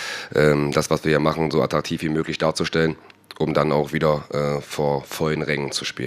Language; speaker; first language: German; native; German